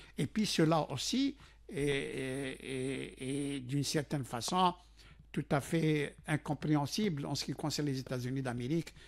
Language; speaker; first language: French; non-native, local second language; Arabic